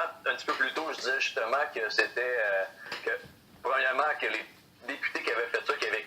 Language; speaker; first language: French; native; French